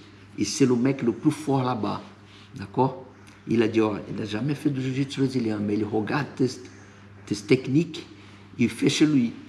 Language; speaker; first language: French; non-native, fluent; Portuguese